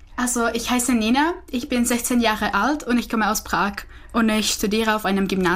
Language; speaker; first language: German; non-native, fluent; Czech